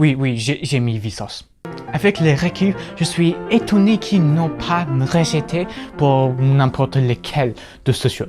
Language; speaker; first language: French; non-native, fluent; English